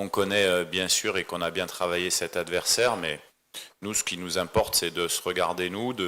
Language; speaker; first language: French; native; French